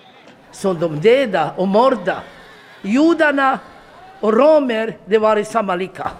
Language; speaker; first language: Swedish; non-native, learner; Romany